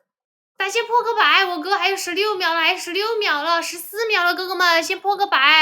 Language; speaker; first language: Chinese; native; Chinese